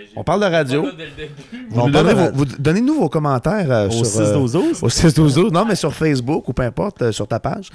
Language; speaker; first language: French; native; French